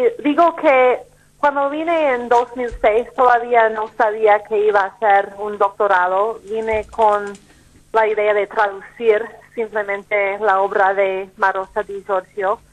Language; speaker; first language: Spanish; non-native, fluent; English